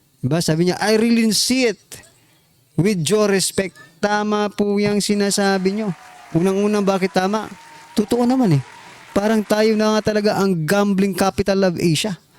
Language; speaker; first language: Filipino; non-native, local second language; Waray